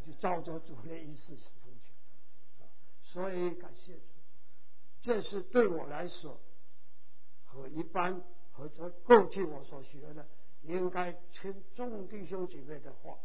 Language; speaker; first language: Chinese; native; Chinese